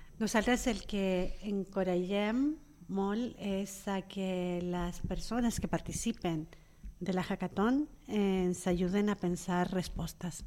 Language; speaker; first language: Catalan; non-native, local second language; Spanish